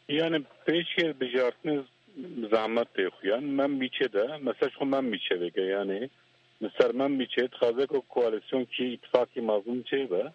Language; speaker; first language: Kurdish; non-native, local second language; Zaza